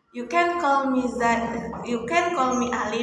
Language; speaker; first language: English; non-native, learner; Indonesian